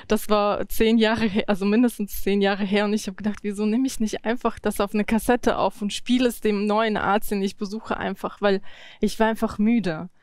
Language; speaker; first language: German; early bilingual, other home language; Russian